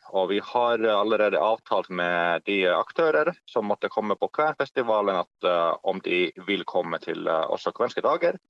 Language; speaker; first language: Norwegian; non-native, fluent; Finnish